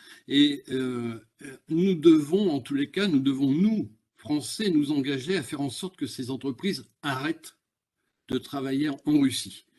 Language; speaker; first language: French; native; French